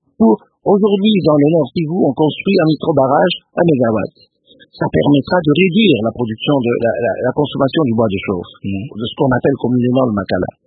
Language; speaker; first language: French; non-native, local second language; Lingala